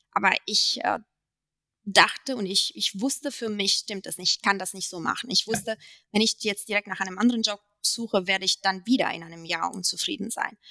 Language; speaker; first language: German; non-native, fluent; Italian